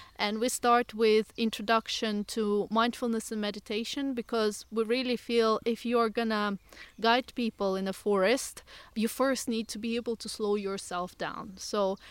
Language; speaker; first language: English; non-native, fluent; Russian